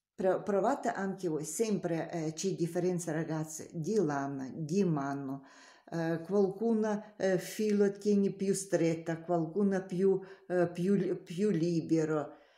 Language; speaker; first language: Italian; non-native, learner; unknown